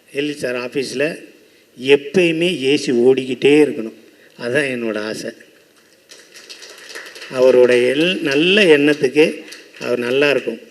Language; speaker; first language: Tamil; native; Tamil